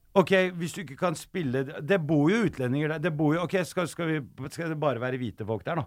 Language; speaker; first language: Norwegian; early bilingual, other home language; Arabic